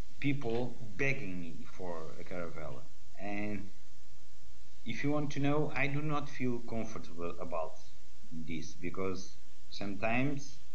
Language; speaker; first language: English; non-native, learner; Portuguese